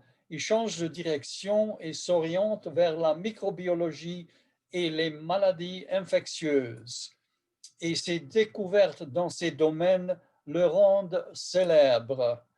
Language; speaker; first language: French; non-native, fluent; Hungarian